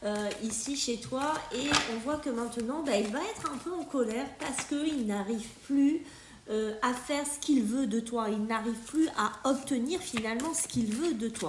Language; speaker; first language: French; native; French